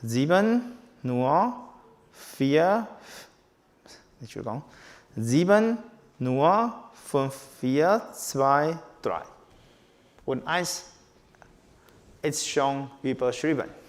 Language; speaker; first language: German; non-native, learner; Chinese